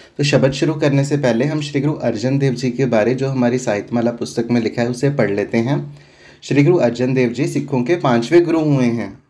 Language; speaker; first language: Hindi; non-native, local second language; Punjabi